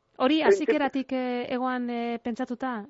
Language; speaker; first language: Basque; native; Basque